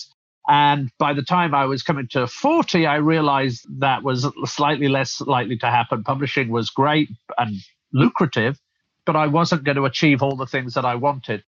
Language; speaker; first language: English; native; English